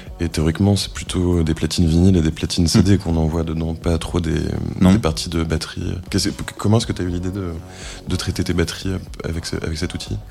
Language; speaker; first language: French; native; French